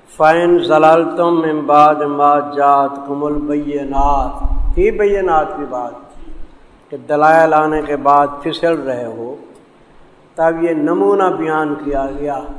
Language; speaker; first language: Urdu; non-native, local second language; Saraiki